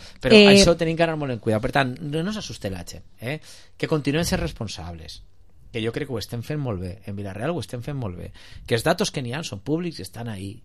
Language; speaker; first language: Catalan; native; Catalan